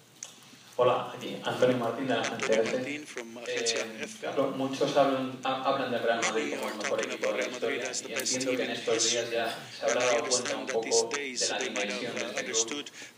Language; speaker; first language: Spanish; native; Spanish